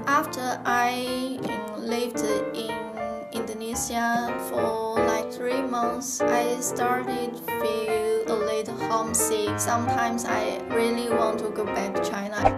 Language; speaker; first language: English; non-native, fluent; Chinese